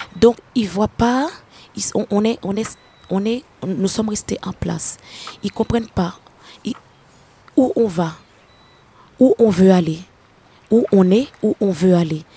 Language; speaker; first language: French; non-native, local second language; Haitian Creole